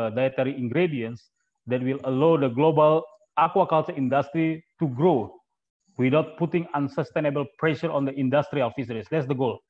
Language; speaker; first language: English; non-native, fluent; Indonesian